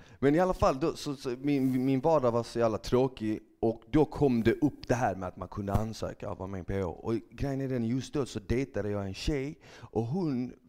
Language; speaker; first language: Swedish; early bilingual, other home language; Bosnian